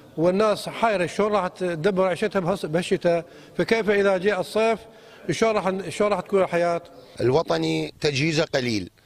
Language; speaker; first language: Arabic; native; Arabic